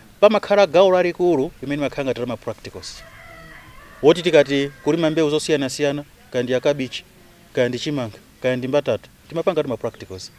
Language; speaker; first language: Nyanja; non-native, local second language; Tumbuka